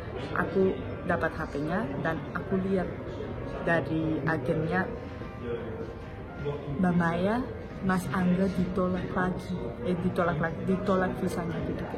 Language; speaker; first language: Indonesian; non-native, fluent; Spanish